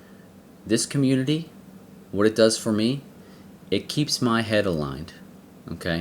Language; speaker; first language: English; native; English